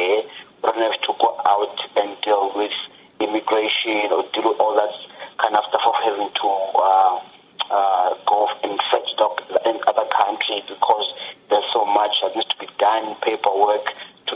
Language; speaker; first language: English; non-native, local second language; Xhosa